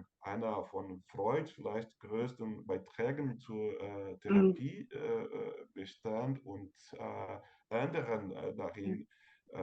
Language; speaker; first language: German; non-native, fluent; Portuguese